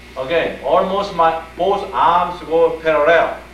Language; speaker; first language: English; non-native, fluent; Korean